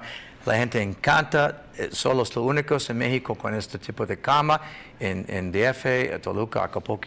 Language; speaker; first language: Spanish; non-native, learner; English